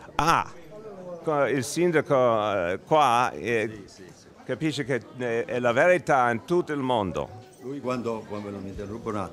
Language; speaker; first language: Italian; non-native, learner; English